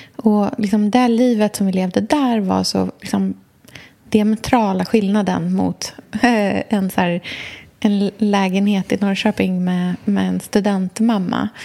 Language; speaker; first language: Swedish; native; Swedish